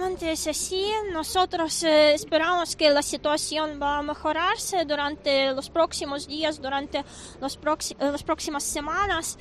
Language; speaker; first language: Spanish; non-native, fluent; Ukrainian